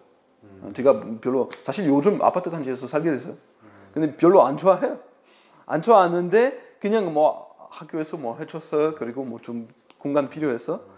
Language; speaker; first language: Korean; non-native, fluent; French